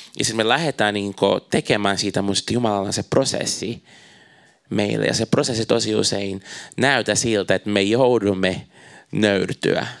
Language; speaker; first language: Finnish; non-native, fluent; Portuguese